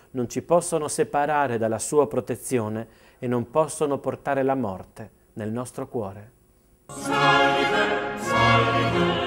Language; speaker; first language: Italian; native; Italian